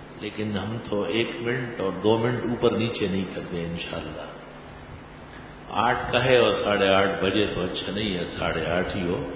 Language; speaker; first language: Urdu; non-native, local second language; Pashto